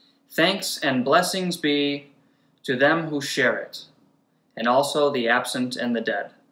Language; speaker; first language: English; native; English